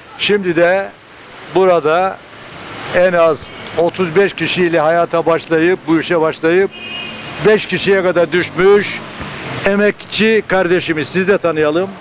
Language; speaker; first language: Turkish; native; Turkish